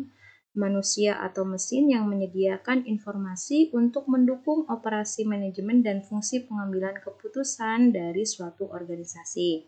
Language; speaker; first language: Indonesian; native; Indonesian